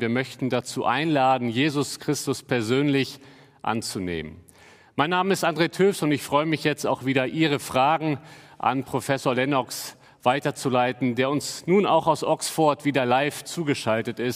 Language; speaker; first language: German; native; German